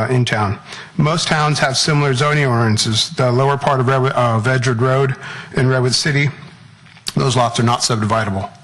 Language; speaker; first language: English; native; English